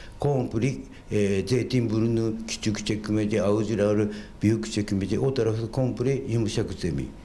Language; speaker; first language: Turkish; non-native, fluent; Japanese